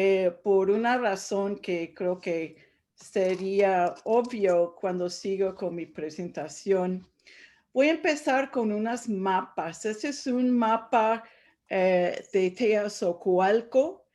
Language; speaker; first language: Spanish; non-native, fluent; English